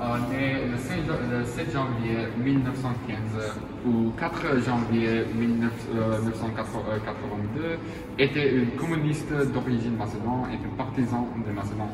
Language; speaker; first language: French; non-native, learner; Macedonian